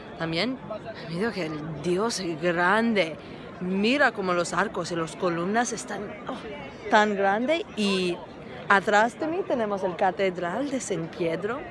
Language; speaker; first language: Spanish; non-native, learner; English